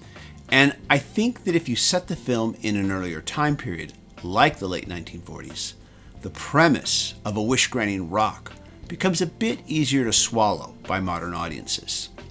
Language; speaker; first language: English; native; English